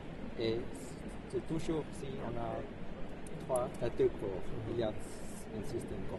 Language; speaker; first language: French; non-native, fluent; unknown